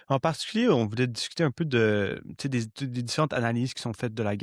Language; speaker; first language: French; native; French